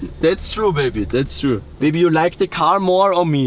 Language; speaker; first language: English; non-native, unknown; German